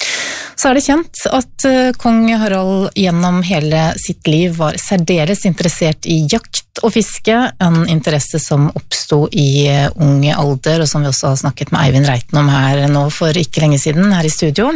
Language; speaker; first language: Norwegian; native; Norwegian